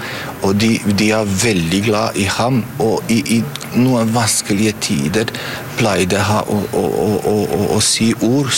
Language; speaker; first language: Norwegian; non-native, fluent; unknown